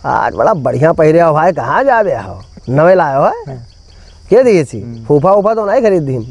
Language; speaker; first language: Hindi; native; Hindi